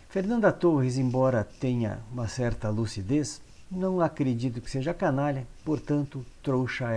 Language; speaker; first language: Portuguese; native; Portuguese